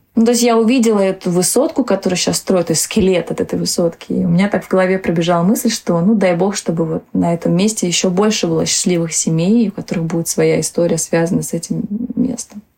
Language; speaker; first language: Russian; early bilingual, other home language; Tajik